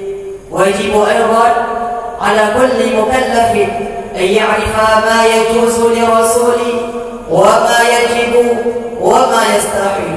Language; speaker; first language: Arabic; non-native, learner; Achinese